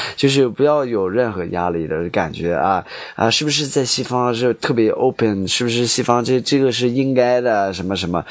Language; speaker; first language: Chinese; non-native, fluent; English